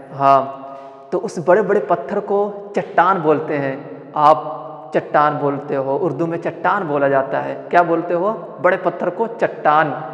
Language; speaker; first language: Urdu; non-native, local second language; Malayalam